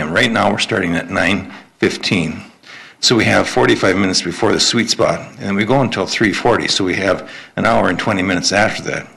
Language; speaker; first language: English; native; English